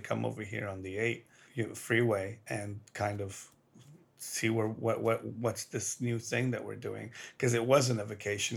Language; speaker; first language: English; early bilingual, other home language; Spanish